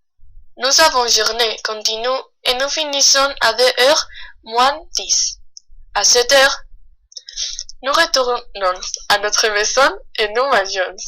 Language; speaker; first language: French; non-native, learner; Spanish